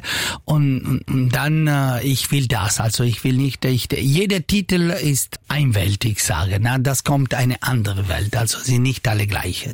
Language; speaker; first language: German; non-native, fluent; Italian